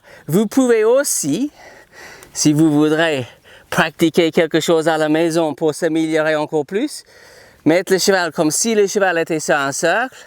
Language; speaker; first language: French; non-native, fluent; English